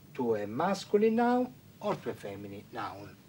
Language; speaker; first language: English; non-native, fluent; Italian